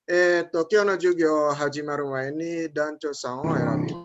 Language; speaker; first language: Japanese; non-native, fluent; Indonesian